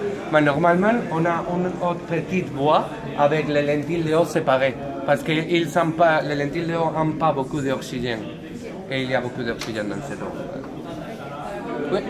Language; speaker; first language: French; non-native, learner; Spanish